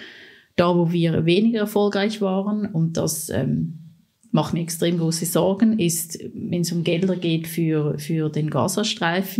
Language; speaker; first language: German; native; German